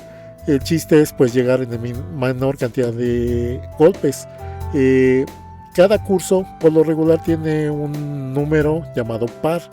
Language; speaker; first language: Spanish; native; Spanish